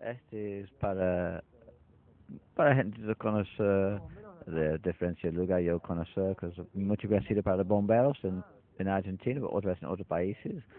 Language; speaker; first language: Spanish; non-native, learner; English